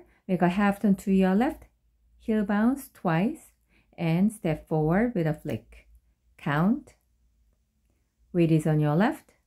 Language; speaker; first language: English; non-native, fluent; Korean